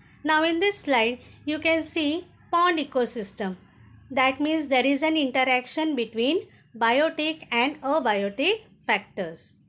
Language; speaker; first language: English; non-native, local second language; Marathi